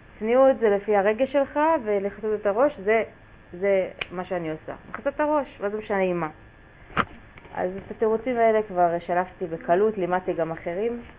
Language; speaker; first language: Hebrew; native; Hebrew